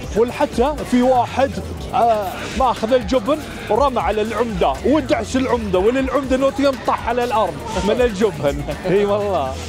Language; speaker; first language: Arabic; non-native, fluent; English